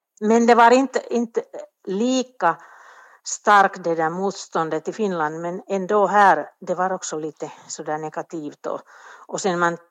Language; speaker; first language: Swedish; non-native, local second language; Finnish